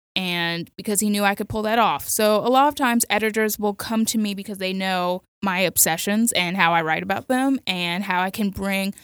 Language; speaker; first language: English; native; English